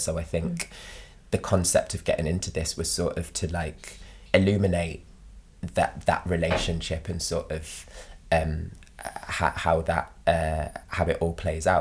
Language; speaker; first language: English; native; English